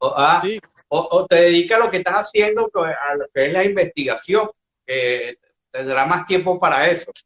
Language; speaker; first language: Spanish; native; Spanish